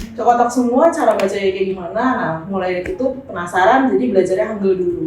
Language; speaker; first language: Indonesian; native; Indonesian